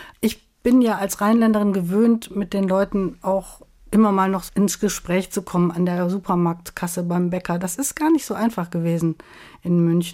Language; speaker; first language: German; native; German